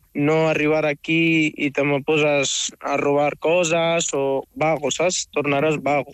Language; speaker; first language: Catalan; non-native, fluent; Arabic